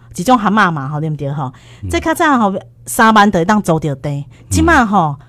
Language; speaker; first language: Chinese; native; Chinese